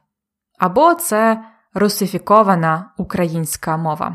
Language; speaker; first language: Ukrainian; native; Ukrainian